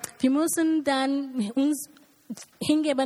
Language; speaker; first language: German; non-native, learner; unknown